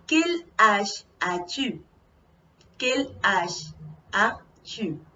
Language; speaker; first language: French; non-native, fluent; Spanish